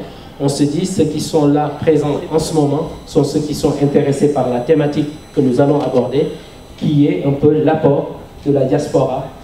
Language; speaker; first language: French; non-native, local second language; Wolof